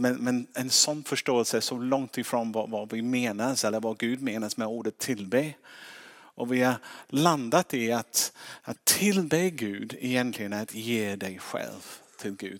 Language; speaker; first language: Swedish; non-native, fluent; English